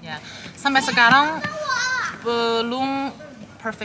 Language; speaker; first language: Indonesian; non-native, fluent; Chinese